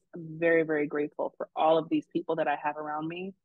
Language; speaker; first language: English; native; English